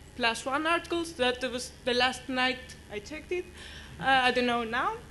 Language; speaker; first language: English; non-native, fluent; Greek